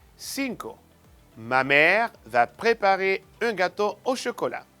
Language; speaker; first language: French; non-native, fluent; Spanish